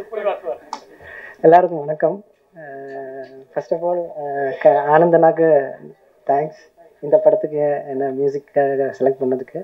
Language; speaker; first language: Tamil; non-native, learner; Malayalam